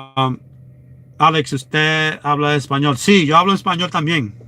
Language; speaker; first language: Spanish; early bilingual, other home language; English